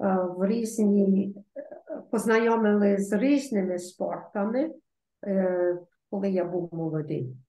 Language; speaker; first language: Ukrainian; early bilingual, heritage; Ukrainian